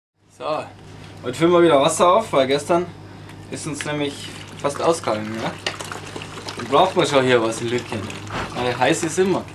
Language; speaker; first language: German; native; German